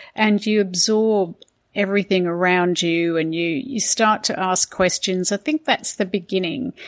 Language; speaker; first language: English; native; English